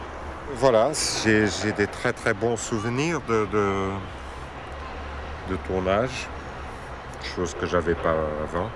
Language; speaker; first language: French; non-native, fluent; Portuguese